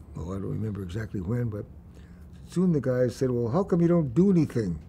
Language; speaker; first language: English; native; English